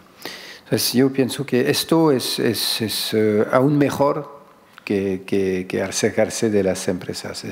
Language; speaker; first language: Spanish; non-native, fluent; French